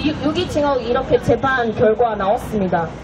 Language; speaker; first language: Korean; non-native, fluent; Chinese